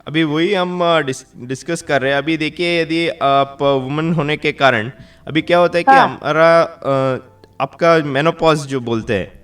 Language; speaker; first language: Hindi; non-native, local second language; Kannada